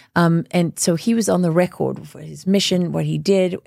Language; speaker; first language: English; native; English